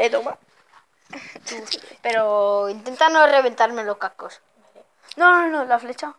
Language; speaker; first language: Spanish; native; Spanish